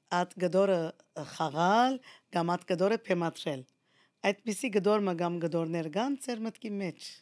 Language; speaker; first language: Armenian; early bilingual, heritage; Armenian